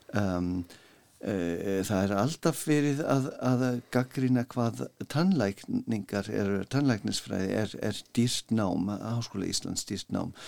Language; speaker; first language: Icelandic; non-native, fluent; German